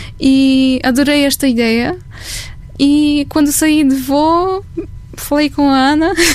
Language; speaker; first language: Portuguese; non-native, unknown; Polish